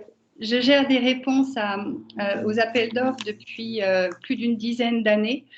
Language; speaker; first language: French; native; French